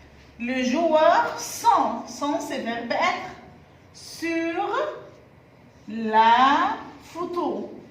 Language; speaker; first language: French; non-native, fluent; Arabic